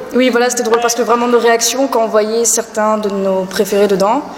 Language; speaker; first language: French; native; French